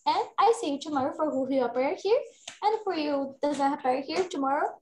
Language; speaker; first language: English; non-native, fluent; Portuguese